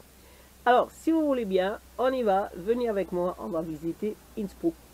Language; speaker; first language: French; native; French